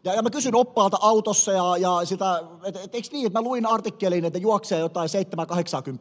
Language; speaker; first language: Finnish; native; Finnish